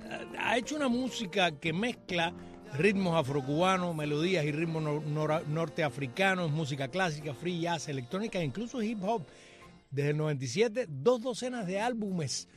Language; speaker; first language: Spanish; native; Spanish